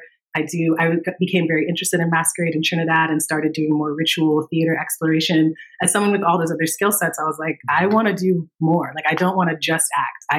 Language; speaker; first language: English; native; English